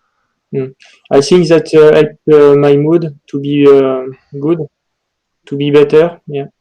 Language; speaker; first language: English; non-native, learner; French